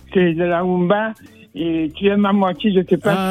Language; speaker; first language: French; native; French